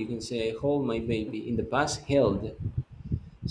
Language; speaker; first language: English; non-native, fluent; Spanish